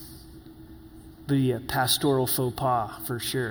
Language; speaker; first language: English; native; English